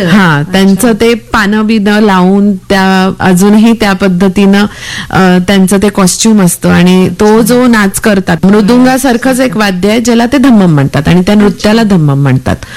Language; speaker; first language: Marathi; native; Marathi